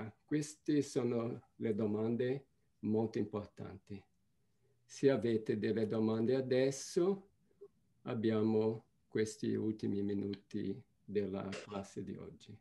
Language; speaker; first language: Italian; non-native, fluent; Portuguese